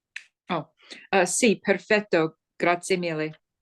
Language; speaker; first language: Italian; non-native, learner; English